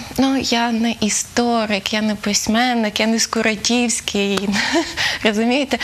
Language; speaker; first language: Ukrainian; native; Ukrainian